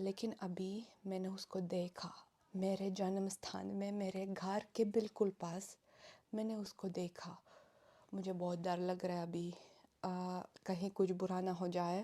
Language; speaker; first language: Hindi; non-native, fluent; Russian